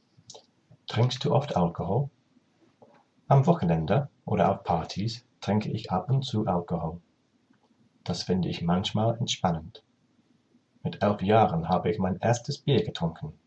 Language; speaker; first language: German; non-native, learner; English